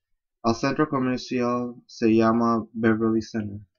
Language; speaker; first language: Spanish; non-native, learner; English